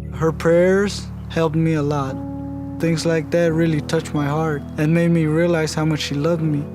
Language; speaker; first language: English; early bilingual, other home language; Spanish